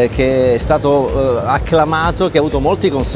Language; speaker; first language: Italian; native; Italian